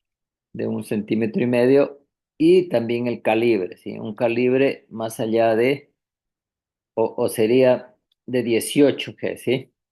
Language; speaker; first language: Spanish; native; Spanish